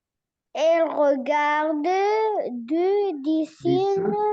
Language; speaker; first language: French; non-native, learner; Arabic